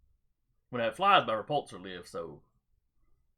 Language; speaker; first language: English; native; English